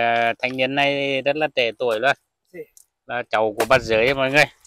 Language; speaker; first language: Vietnamese; native; Vietnamese